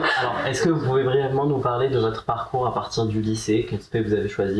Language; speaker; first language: French; native; French